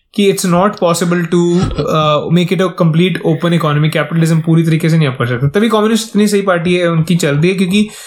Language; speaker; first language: Hindi; native; Hindi